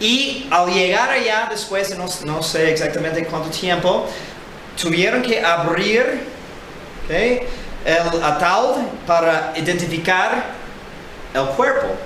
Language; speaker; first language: Spanish; non-native, fluent; English